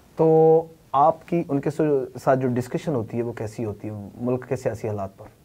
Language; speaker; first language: Urdu; native; Urdu